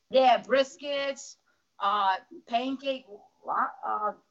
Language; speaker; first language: English; early bilingual, other home language; Russian